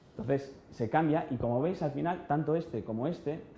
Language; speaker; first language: Spanish; native; Spanish